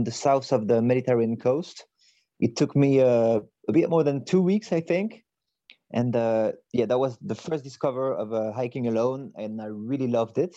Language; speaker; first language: English; non-native, fluent; French